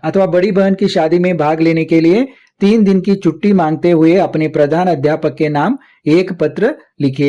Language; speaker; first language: Hindi; non-native, local second language; Kannada